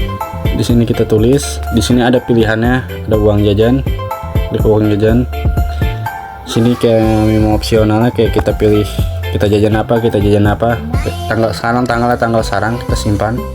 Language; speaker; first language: Indonesian; native; Indonesian